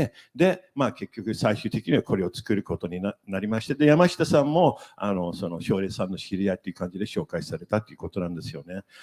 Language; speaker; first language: Japanese; native; Japanese